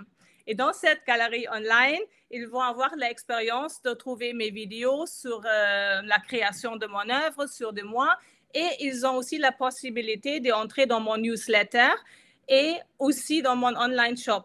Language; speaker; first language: French; non-native, fluent; German